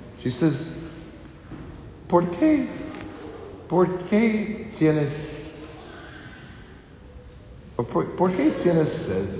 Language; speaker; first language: Spanish; non-native, learner; English